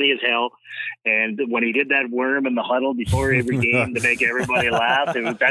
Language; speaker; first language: English; native; English